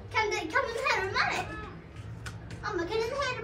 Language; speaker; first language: Swedish; early bilingual, other home language; Persian